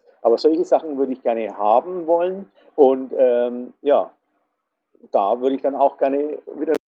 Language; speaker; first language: German; native; German